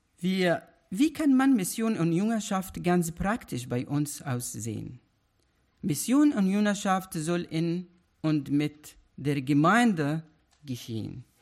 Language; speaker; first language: German; non-native, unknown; Arabic